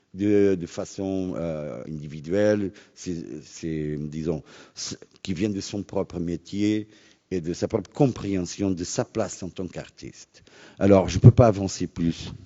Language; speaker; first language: French; non-native, fluent; Portuguese